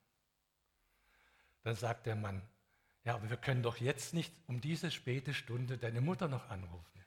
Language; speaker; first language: German; native; German